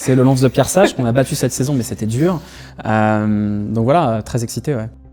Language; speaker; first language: French; native; French